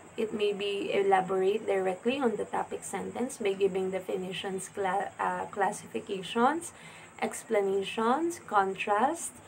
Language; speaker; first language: English; non-native, local second language; Filipino